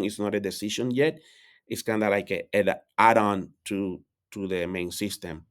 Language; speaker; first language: English; non-native, fluent; Spanish